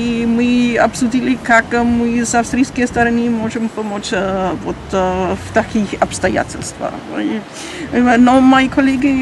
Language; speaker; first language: Russian; non-native, fluent; German